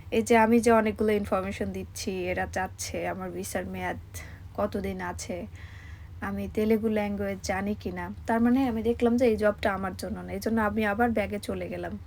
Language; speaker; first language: Bangla; native; Bangla